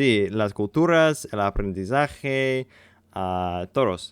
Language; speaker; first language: Spanish; non-native, learner; English